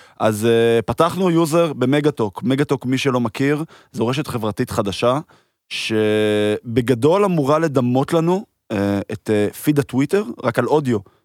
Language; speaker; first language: Hebrew; early bilingual, heritage; Hebrew